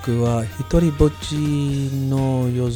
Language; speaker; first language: Japanese; non-native, learner; English